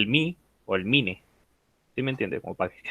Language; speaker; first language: Spanish; native; Spanish